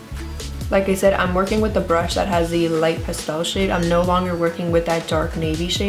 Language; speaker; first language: English; native; English